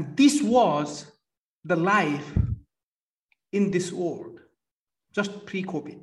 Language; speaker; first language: English; non-native, local second language; Nepali